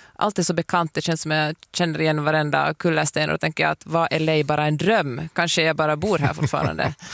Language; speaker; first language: Swedish; native; Swedish